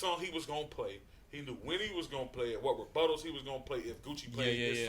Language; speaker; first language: English; native; English